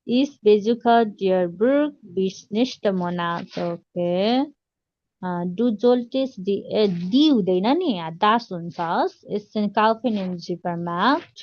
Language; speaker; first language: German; non-native, learner; Nepali